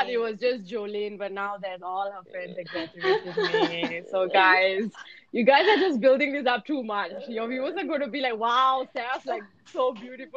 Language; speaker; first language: English; native; English